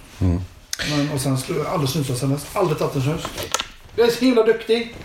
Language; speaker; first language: Swedish; native; Swedish